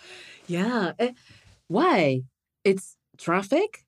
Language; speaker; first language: English; non-native, learner; Japanese